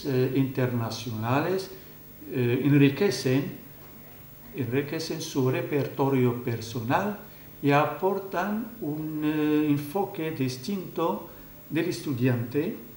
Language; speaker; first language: Spanish; non-native, fluent; Arabic